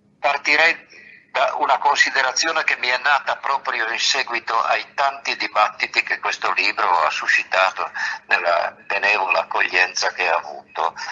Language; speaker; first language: Italian; native; Italian